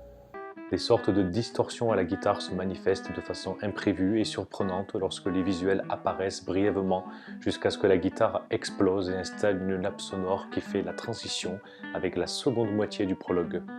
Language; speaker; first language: French; native; French